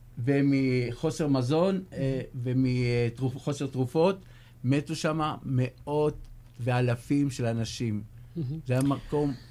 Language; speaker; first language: Hebrew; early bilingual, other home language; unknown